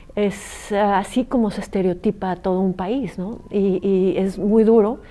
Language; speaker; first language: Spanish; native; Spanish